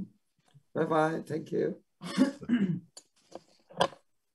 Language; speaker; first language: English; non-native, learner; Vietnamese